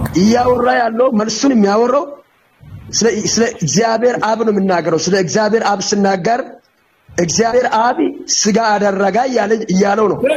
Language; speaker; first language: Amharic; non-native, local second language; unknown